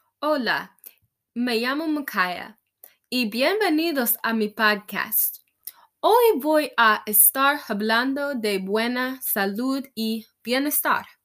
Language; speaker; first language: Spanish; non-native, learner; English